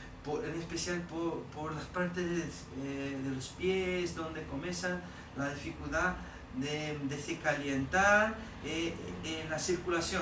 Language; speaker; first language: Spanish; non-native, learner; Portuguese